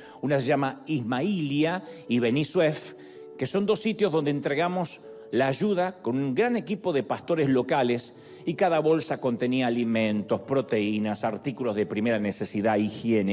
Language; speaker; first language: Spanish; native; Spanish